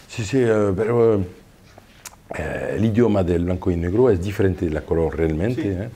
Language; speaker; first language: Spanish; non-native, fluent; French